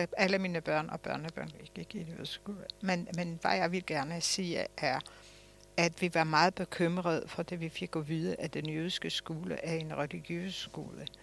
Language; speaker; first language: Danish; non-native, fluent; Polish